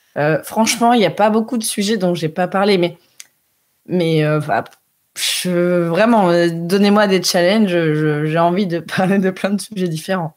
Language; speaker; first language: French; early bilingual, heritage; French